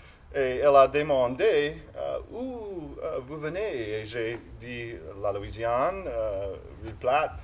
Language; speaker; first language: French; non-native, local second language; English